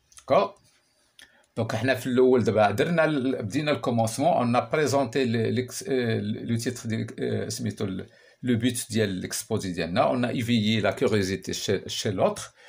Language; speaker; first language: French; non-native, local second language; Arabic